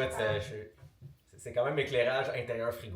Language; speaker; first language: French; native; French